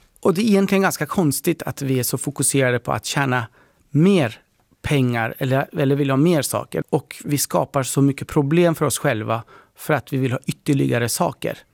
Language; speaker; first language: Swedish; early bilingual, other home language; Persian